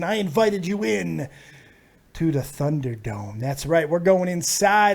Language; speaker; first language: English; native; English